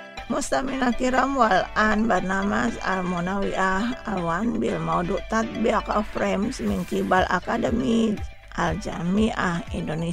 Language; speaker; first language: Arabic; non-native, fluent; Indonesian